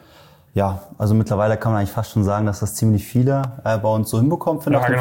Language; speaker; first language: German; native; German